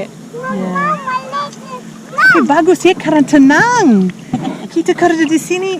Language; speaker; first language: Indonesian; non-native, fluent; English